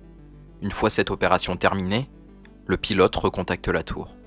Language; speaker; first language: French; native; French